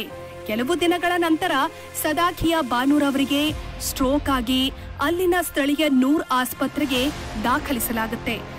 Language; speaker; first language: Kannada; native; Kannada